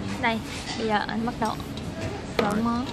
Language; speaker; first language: Vietnamese; native; Vietnamese